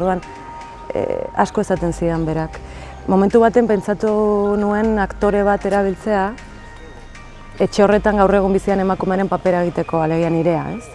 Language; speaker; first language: Basque; native; Basque